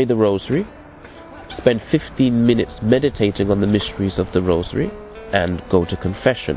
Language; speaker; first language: English; native; English